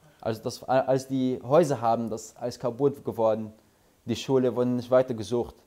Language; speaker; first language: German; non-native, learner; Arabic